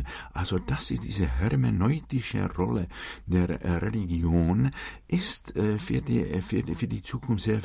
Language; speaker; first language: German; non-native, fluent; Czech